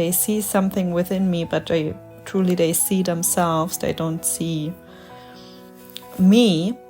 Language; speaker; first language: English; non-native, fluent; German